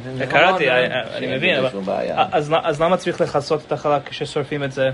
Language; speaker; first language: Hebrew; non-native, fluent; English